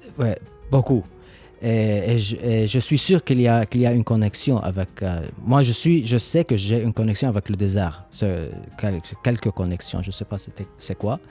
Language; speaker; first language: French; non-native, learner; Arabic